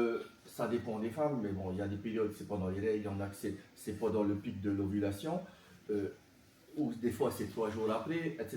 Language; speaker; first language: French; native; French